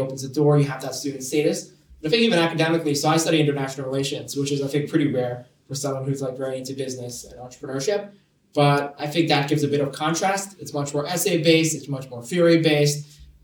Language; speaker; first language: English; non-native, local second language; Cantonese